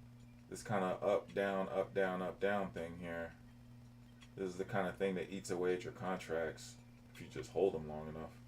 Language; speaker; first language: English; native; English